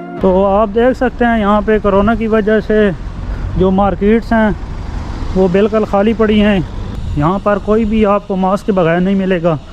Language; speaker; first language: Urdu; non-native, local second language; Punjabi